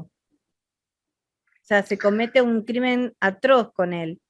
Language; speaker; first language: Spanish; native; Spanish